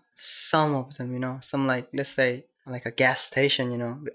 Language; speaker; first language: English; non-native, learner; Korean